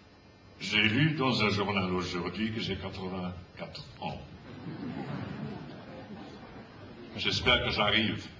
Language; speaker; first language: French; non-native, fluent; English